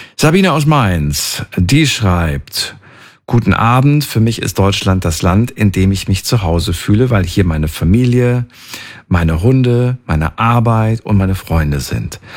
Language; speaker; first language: German; native; German